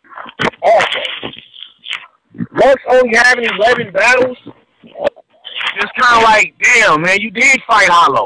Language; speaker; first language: English; native; English